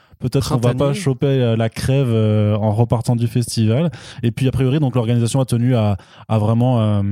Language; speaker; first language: French; native; French